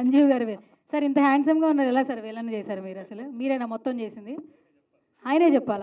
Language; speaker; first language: Telugu; native; Telugu